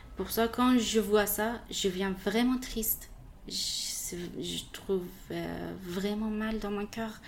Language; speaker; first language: French; non-native, learner; Persian